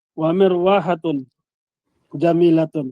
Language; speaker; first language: Arabic; non-native, learner; Filipino